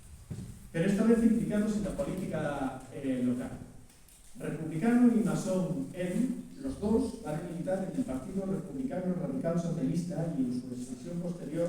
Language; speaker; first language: Spanish; native; Spanish